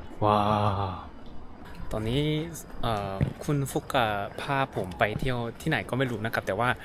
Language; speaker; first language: Thai; non-native, fluent; Korean